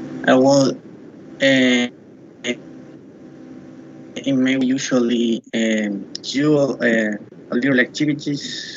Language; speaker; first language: English; non-native, learner; Spanish